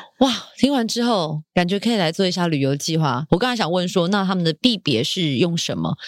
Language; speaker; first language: Chinese; native; Chinese